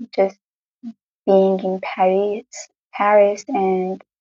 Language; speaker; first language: English; non-native, fluent; Persian